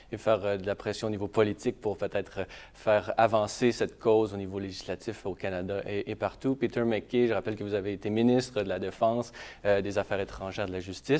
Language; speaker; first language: French; native; French